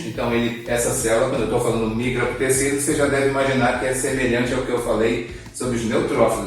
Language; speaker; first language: Portuguese; native; Portuguese